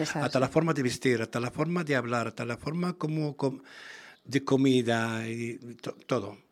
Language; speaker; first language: Spanish; non-native, learner; Arabic